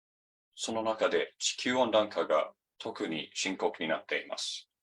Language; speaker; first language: Japanese; non-native, fluent; English